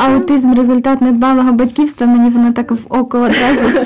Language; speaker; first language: Ukrainian; native; Ukrainian